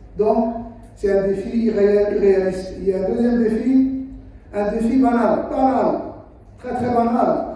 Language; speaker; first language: French; non-native, local second language; Somali